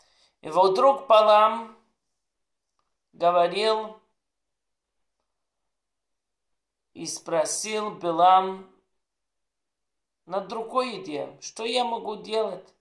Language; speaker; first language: Russian; non-native, learner; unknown